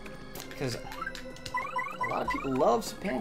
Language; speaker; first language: English; native; English